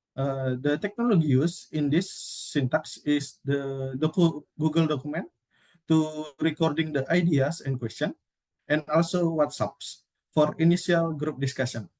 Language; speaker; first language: English; non-native, learner; Indonesian